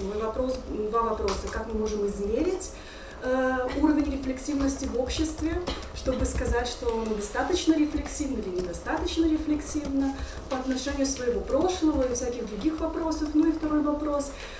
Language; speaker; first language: Russian; native; Russian